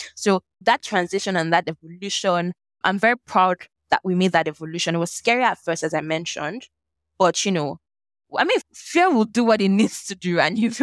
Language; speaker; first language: English; non-native, local second language; Yoruba